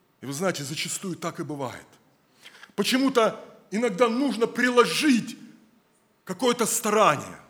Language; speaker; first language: Russian; native; Russian